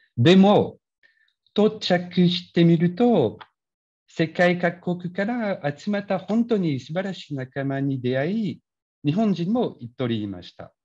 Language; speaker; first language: Japanese; non-native, learner; French